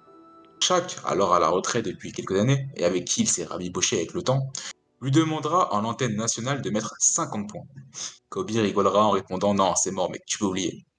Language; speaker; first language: French; native; French